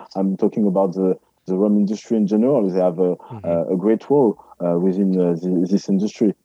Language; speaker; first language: English; non-native, fluent; French